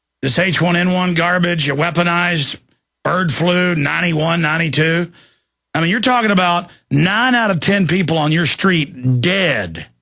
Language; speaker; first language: English; native; English